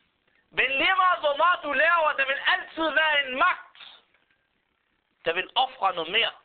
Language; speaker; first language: Danish; non-native, fluent; Arabic